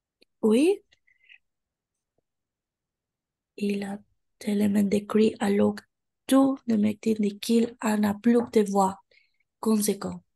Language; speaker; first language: French; non-native, learner; Spanish